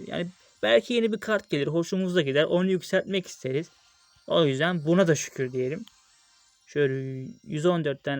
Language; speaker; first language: Turkish; native; Turkish